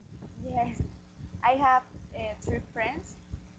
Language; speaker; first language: English; non-native, learner; Spanish